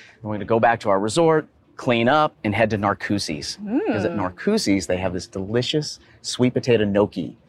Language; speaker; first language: English; native; English